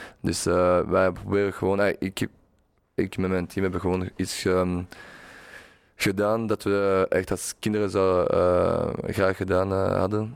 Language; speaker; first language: Dutch; non-native, local second language; French